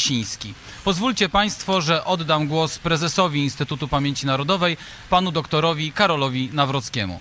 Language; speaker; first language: Polish; native; Polish